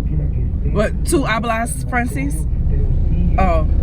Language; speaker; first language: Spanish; non-native, learner; English